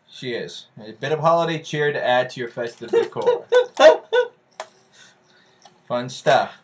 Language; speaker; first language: English; native; English